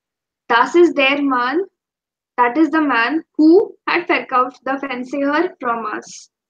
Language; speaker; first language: German; non-native, fluent; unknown